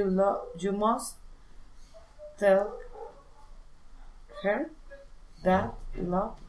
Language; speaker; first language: English; non-native, learner; Spanish